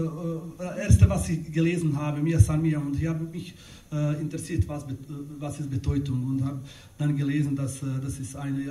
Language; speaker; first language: German; non-native, learner; Bosnian